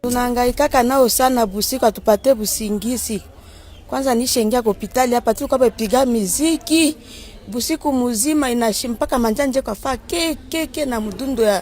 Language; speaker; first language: Swahili; native; Swahili